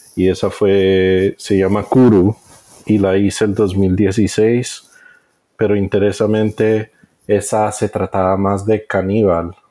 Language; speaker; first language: Spanish; early bilingual, heritage; Spanish